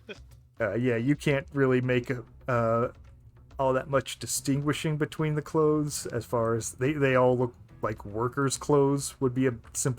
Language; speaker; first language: English; native; English